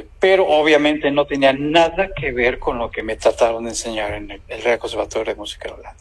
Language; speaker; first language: Spanish; native; Spanish